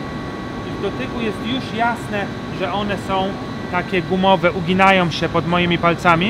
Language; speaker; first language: Polish; native; Polish